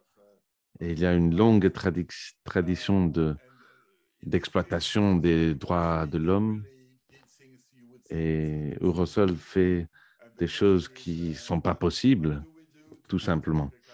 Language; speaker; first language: French; non-native, fluent; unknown